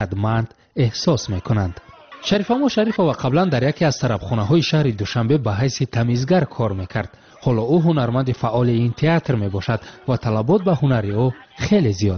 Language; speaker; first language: Tajik; native; Tajik